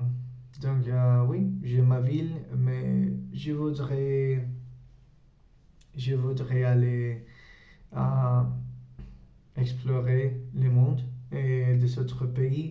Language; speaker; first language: French; non-native, learner; Spanish